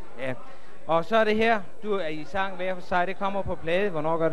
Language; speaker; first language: Danish; native; Danish